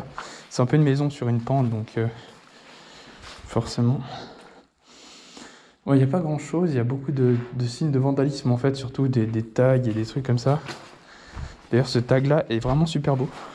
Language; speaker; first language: French; native; French